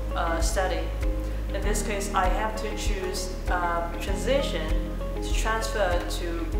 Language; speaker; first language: English; non-native, fluent; Chinese